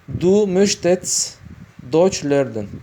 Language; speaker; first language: German; non-native, learner; Turkish